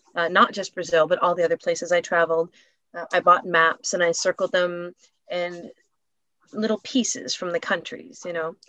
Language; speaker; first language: English; native; English